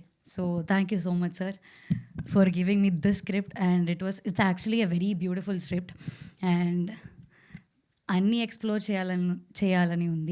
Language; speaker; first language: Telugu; non-native, learner; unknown